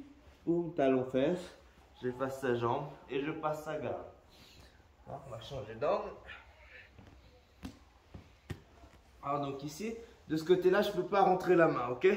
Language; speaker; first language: French; native; French